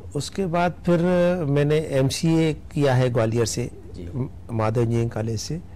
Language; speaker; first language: Hindi; native; Hindi